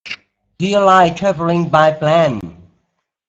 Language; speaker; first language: English; non-native, learner; Vietnamese